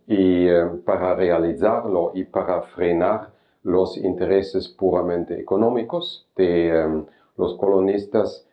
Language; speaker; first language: Spanish; non-native, fluent; German